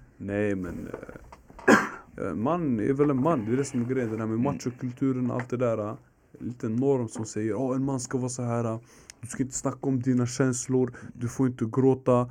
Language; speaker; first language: Swedish; early bilingual, other home language; Arabic